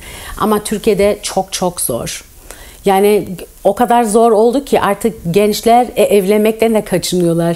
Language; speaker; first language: Turkish; early bilingual, heritage; Turkish